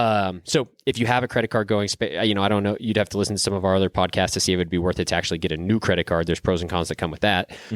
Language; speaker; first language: English; native; English